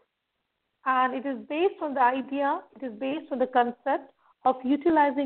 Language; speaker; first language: English; non-native, local second language; Marathi